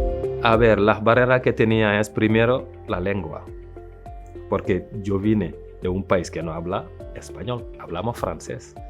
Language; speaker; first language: Spanish; non-native, local second language; French